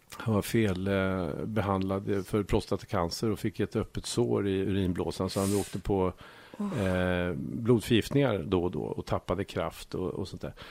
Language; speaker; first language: Swedish; native; Swedish